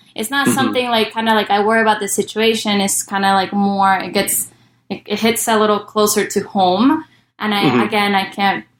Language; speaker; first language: English; early bilingual, other home language; Spanish